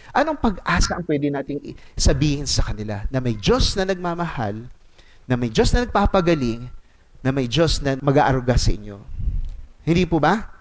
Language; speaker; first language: Filipino; non-native, local second language; Cebuano